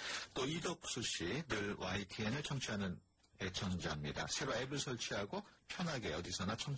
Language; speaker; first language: Korean; native; Korean